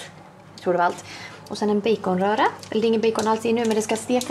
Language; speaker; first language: Swedish; native; Swedish